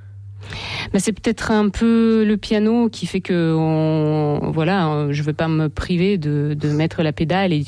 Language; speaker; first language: French; non-native, fluent; Ukrainian